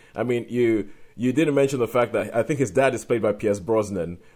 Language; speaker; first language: English; non-native, local second language; Yoruba